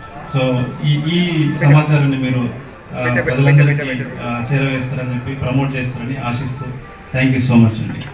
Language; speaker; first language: Telugu; native; Telugu